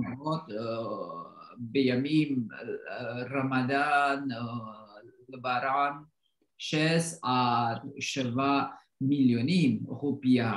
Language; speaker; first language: Hebrew; non-native, learner; Indonesian